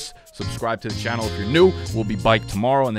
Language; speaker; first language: English; native; English